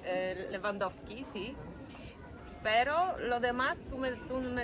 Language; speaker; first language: Spanish; non-native, fluent; Polish